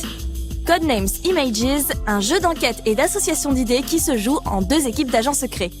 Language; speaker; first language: French; native; French